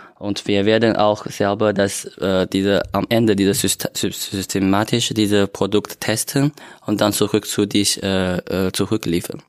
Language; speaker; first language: German; non-native, learner; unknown